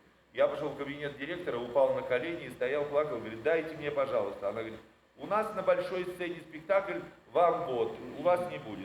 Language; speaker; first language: Russian; native; Russian